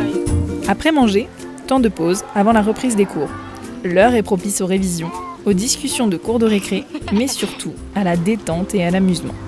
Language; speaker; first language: French; native; French